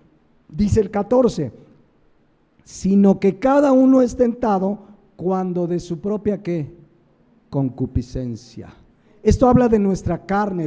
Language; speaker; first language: Spanish; native; Spanish